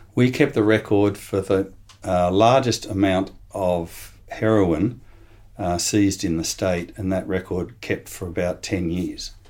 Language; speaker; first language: English; native; English